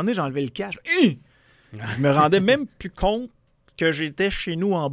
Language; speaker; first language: French; native; French